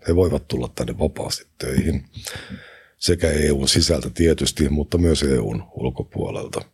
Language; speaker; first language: Finnish; native; Finnish